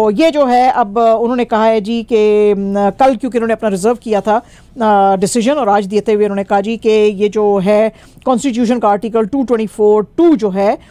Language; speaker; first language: Urdu; native; Urdu